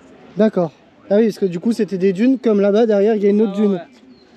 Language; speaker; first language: French; native; French